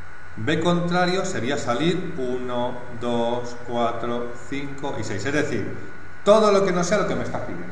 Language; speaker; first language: Spanish; native; Spanish